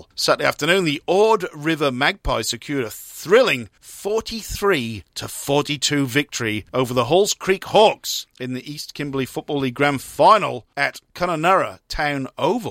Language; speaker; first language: English; native; English